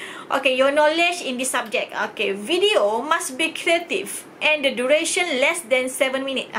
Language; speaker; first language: English; non-native, local second language; Malay